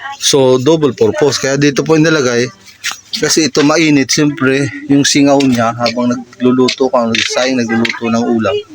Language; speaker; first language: Filipino; non-native, local second language; Bikol